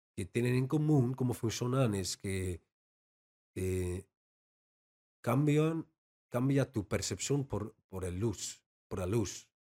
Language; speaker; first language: Spanish; non-native, learner; Dutch